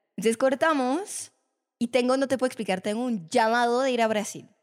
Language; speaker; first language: Spanish; non-native, fluent; French